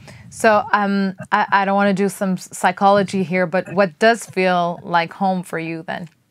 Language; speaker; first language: English; non-native, fluent; French